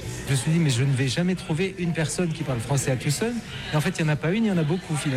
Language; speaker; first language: French; native; French